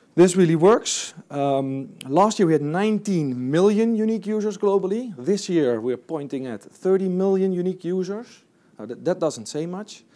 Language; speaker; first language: English; non-native, fluent; Dutch